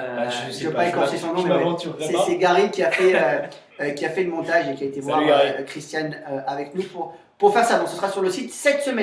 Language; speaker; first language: French; native; French